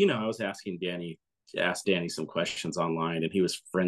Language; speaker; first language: English; native; English